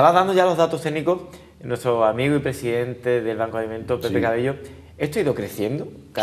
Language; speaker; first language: Spanish; native; Spanish